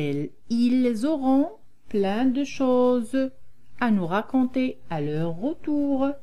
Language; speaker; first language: French; non-native, local second language; Arabic